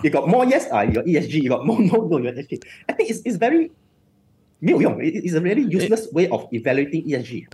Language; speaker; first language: English; non-native, local second language; Chinese